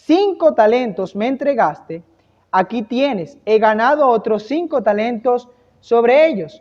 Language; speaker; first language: Spanish; native; Spanish